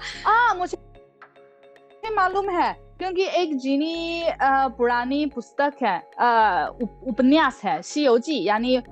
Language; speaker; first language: Hindi; non-native, fluent; Chinese